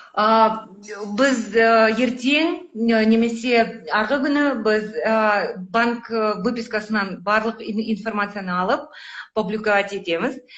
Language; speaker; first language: Kazakh; non-native, local second language; Russian